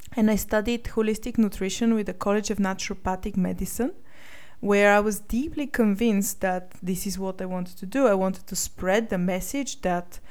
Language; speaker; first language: English; non-native, fluent; Bulgarian